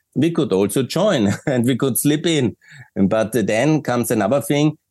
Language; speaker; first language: English; non-native, fluent; German